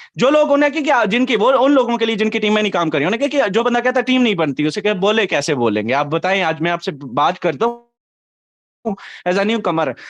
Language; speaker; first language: Urdu; non-native, local second language; Punjabi